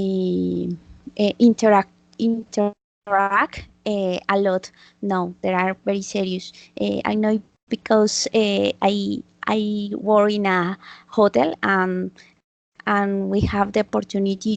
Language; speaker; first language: English; non-native, learner; Spanish